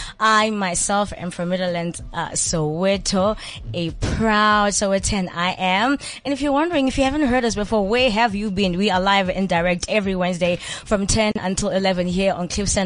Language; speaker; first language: English; non-native, local second language; Zulu